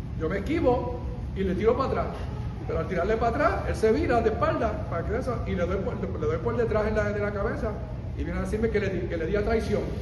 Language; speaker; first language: Spanish; early bilingual, heritage; Spanish